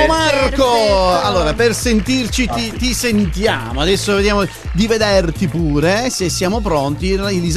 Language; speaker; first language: Italian; native; Italian